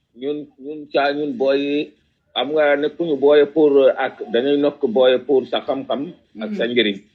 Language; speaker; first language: Wolof; non-native, local second language; Fula